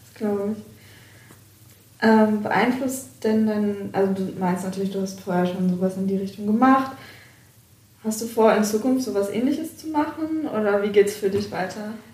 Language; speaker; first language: German; native; German